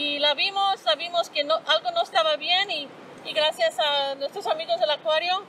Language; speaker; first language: Spanish; early bilingual, other home language; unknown